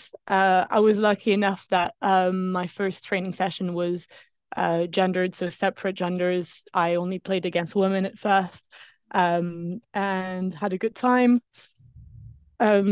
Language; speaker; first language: English; non-native, fluent; French